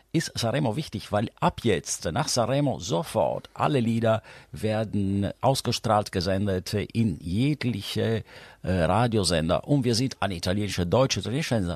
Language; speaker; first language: German; non-native, fluent; Italian